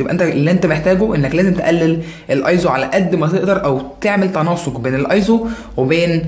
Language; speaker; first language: Arabic; native; Arabic